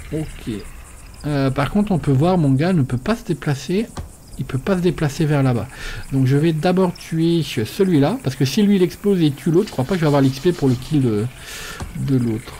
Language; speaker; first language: French; native; French